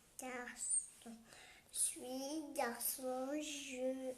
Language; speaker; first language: French; non-native, learner; Vietnamese